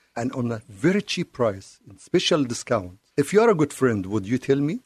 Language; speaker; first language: English; non-native, fluent; Arabic